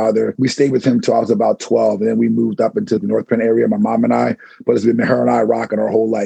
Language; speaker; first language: English; native; English